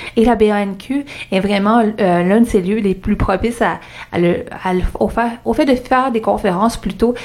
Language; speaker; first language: French; early bilingual, other home language; Arabic